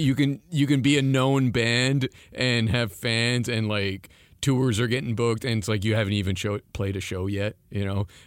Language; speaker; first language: English; non-native, fluent; French